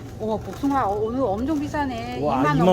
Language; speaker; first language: Korean; non-native, learner; Vietnamese